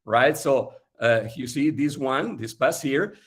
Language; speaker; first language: English; non-native, fluent; Italian